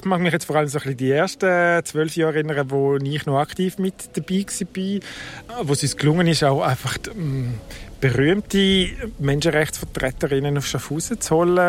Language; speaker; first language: German; native; German